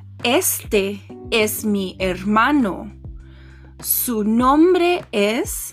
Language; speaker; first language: Spanish; non-native, learner; English